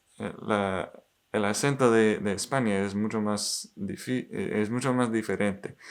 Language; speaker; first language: Spanish; non-native, learner; English